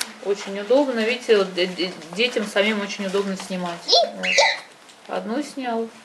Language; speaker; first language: Russian; native; Russian